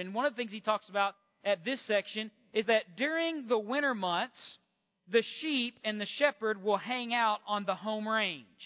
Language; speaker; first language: English; native; English